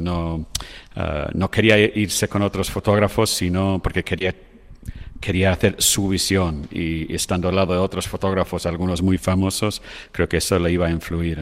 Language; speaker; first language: Spanish; non-native, fluent; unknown